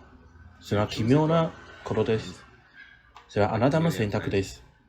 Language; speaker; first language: Japanese; non-native, learner; English